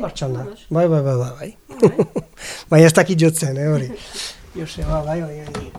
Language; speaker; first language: Basque; non-native, learner; French